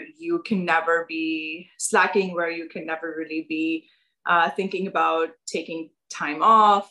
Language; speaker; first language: English; non-native, local second language; Urdu